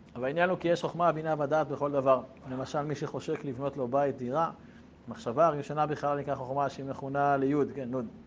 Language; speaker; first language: Hebrew; native; Hebrew